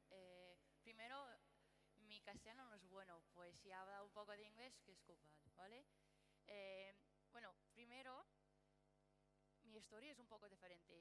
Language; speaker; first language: Spanish; non-native, learner; English